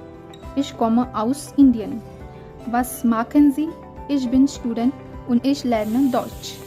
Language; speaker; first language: German; non-native, fluent; Marathi